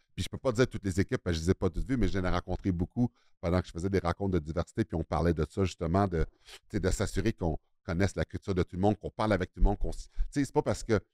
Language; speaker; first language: French; native; French